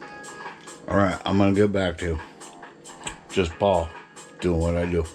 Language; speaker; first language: English; native; English